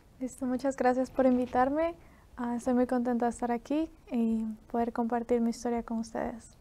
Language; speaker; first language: Spanish; native; Spanish